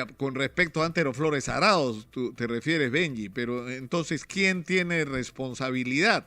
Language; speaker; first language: Spanish; native; Spanish